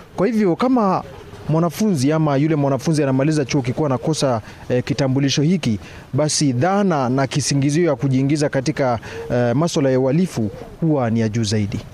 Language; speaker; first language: Swahili; non-native, local second language; Somali